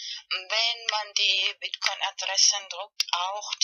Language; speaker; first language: German; non-native, fluent; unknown